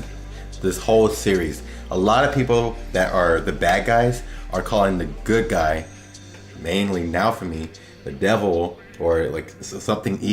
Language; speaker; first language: English; native; English